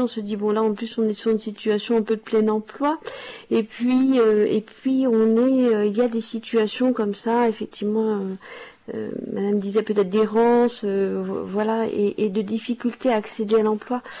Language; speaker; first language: French; native; French